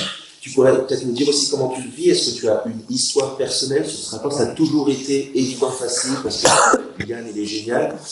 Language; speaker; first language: French; native; French